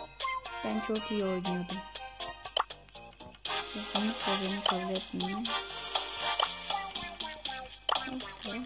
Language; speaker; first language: Turkish; native; Turkish